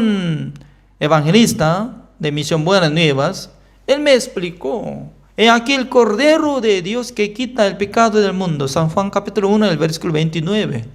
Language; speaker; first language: Spanish; non-native, fluent; Korean